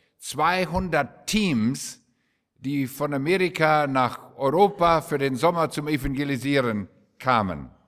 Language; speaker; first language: German; non-native, fluent; English